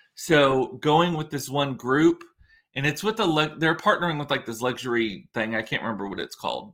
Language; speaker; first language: English; native; English